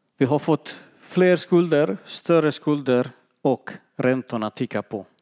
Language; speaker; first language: Swedish; non-native, fluent; Bosnian